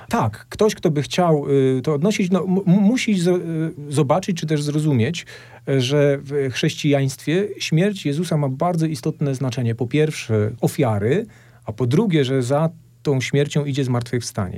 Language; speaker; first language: Polish; native; Polish